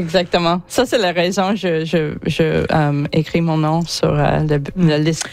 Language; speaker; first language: French; non-native, learner; English